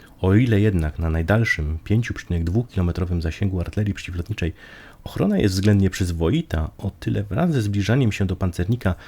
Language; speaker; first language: Polish; native; Polish